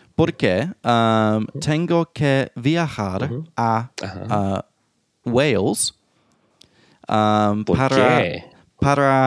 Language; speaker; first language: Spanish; non-native, learner; English